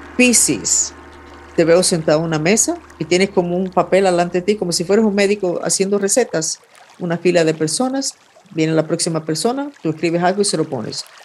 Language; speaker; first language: Spanish; non-native, fluent; English